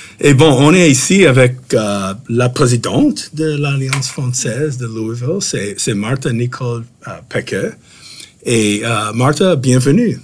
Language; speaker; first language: French; non-native, fluent; English